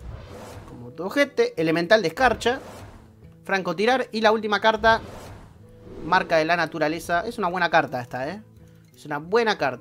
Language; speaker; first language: Spanish; native; Spanish